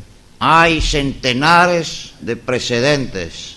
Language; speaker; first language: Spanish; non-native, fluent; Greek